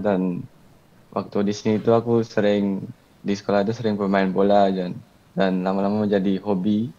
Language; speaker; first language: Indonesian; early bilingual, heritage; Indonesian